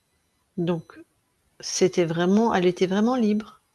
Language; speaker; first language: French; native; French